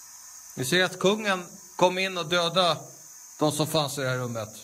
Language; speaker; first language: Swedish; native; Swedish